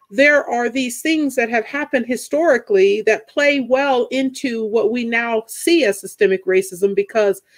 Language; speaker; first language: English; native; English